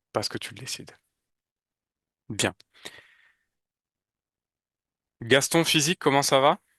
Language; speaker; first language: French; native; French